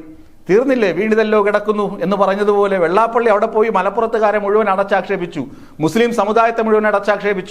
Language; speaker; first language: Malayalam; native; Malayalam